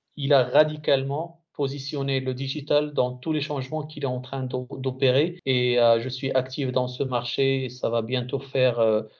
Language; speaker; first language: French; non-native, local second language; Arabic